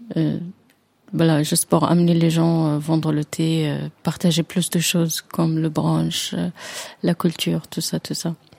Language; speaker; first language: French; non-native, fluent; Arabic